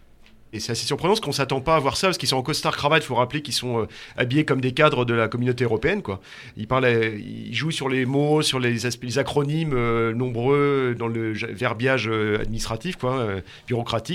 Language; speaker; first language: French; native; French